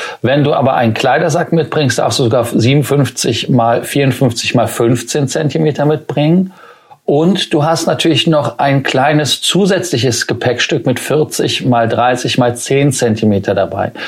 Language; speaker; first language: German; native; German